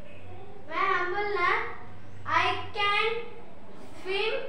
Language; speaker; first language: English; non-native, learner; Hindi